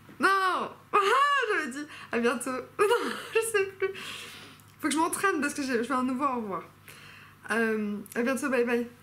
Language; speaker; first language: French; non-native, fluent; English